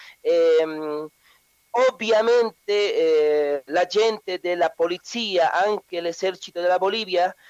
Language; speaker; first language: Italian; non-native, learner; Spanish